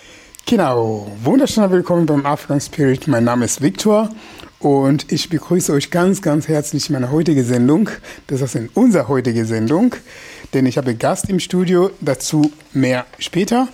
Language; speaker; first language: German; non-native, fluent; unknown